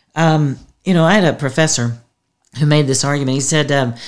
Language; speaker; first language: English; native; English